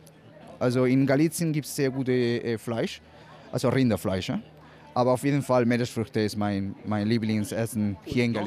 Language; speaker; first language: German; non-native, fluent; Spanish